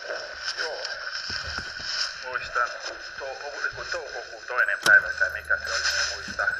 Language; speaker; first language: Finnish; non-native, fluent; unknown